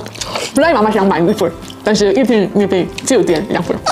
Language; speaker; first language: Chinese; non-native, learner; Korean